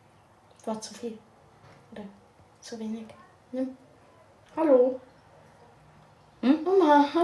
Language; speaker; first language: German; early bilingual, other home language; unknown